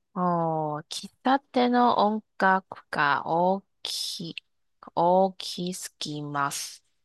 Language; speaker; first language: Japanese; non-native, learner; Chinese